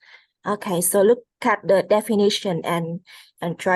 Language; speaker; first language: English; non-native, fluent; Vietnamese